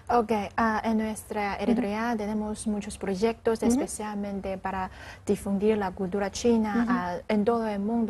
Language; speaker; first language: Spanish; non-native, learner; Chinese